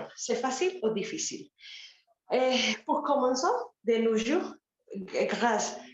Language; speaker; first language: French; non-native, learner; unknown